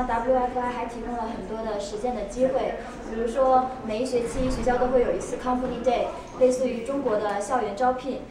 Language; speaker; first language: Chinese; native; Chinese